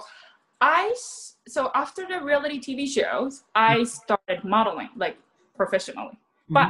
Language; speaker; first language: English; non-native, fluent; Japanese